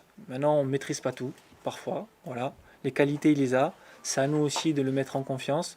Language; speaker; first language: French; native; French